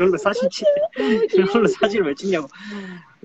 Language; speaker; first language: Korean; native; Korean